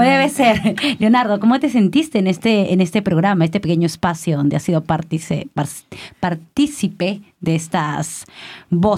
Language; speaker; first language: Spanish; native; Spanish